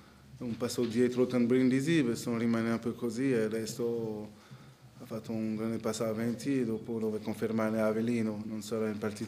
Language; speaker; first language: Italian; non-native, learner; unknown